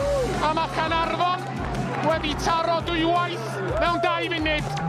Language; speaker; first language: Welsh; native; Welsh